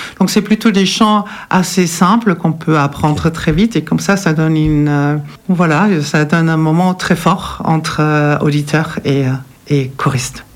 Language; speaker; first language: French; non-native, fluent; German